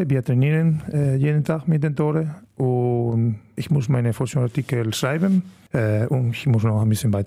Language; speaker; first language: German; non-native, learner; Spanish